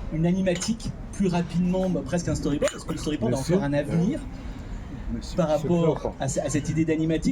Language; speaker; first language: French; native; French